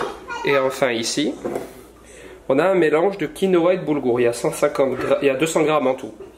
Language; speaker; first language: French; native; French